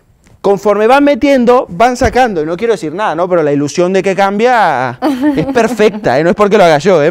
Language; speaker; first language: Spanish; native; Spanish